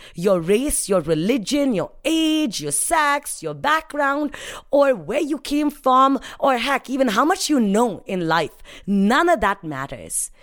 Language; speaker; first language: English; non-native, local second language; Hindi